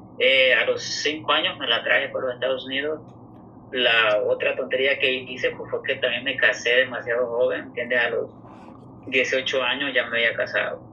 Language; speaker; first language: Spanish; native; Spanish